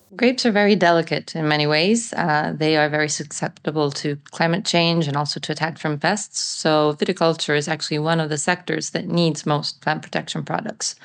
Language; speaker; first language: English; non-native, fluent; Italian